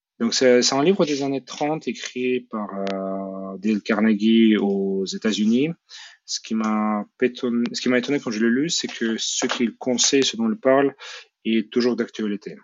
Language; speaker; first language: French; non-native, fluent; Russian